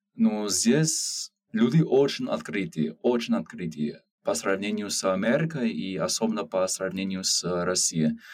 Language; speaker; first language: Russian; non-native, fluent; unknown